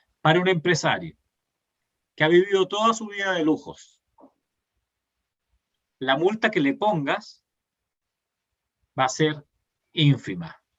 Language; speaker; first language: Spanish; native; Spanish